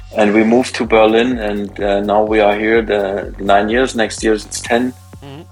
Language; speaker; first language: English; non-native, fluent; German